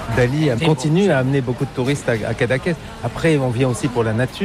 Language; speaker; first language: French; native; French